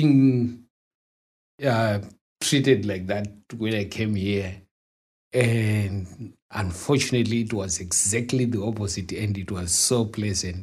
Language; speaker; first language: English; non-native, local second language; Shona